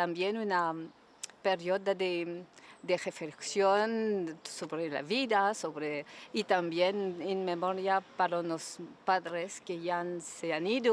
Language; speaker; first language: Spanish; non-native, learner; French